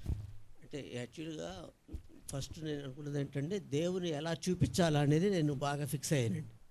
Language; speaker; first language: Telugu; native; Telugu